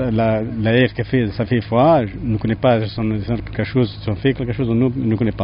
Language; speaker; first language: French; non-native, learner; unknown